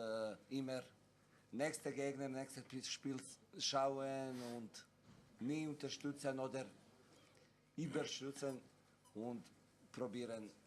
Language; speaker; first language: German; non-native, fluent; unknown